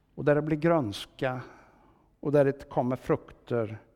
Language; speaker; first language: Swedish; native; Swedish